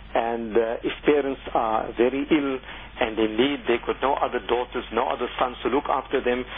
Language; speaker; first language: English; native; English